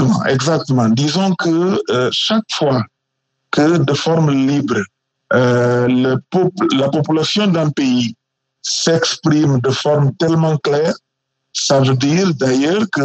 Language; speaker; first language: French; non-native, fluent; Portuguese